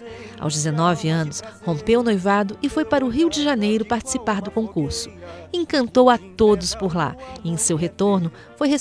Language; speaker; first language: Portuguese; native; Portuguese